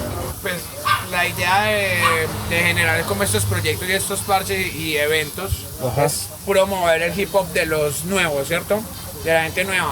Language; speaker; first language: Spanish; native; Spanish